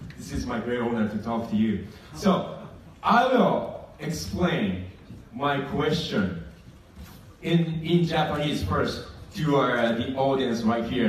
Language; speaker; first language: English; non-native, fluent; Japanese